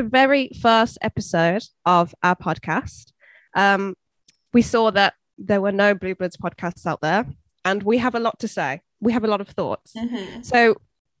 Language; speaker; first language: English; native; English